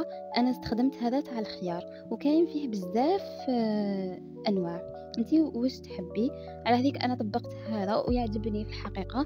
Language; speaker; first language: Arabic; native; Arabic